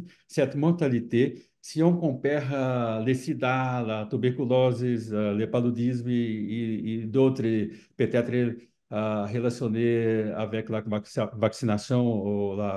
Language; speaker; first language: French; non-native, fluent; Portuguese